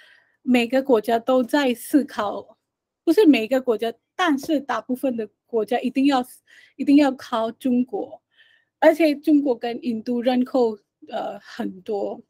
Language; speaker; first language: Chinese; non-native, fluent; Hindi